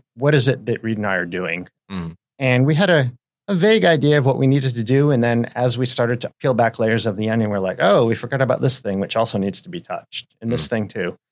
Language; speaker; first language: English; native; English